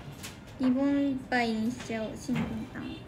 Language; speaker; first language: Japanese; native; Japanese